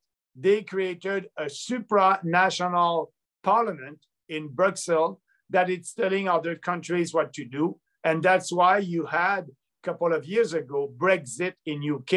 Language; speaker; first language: English; non-native, local second language; French